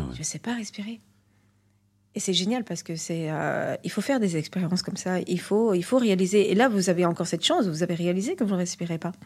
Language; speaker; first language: French; native; French